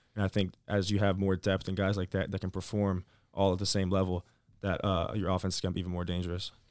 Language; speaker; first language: English; native; English